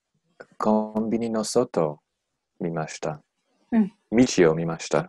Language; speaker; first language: Japanese; non-native, learner; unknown